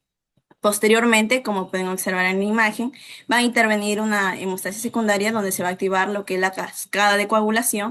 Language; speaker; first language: Spanish; native; Spanish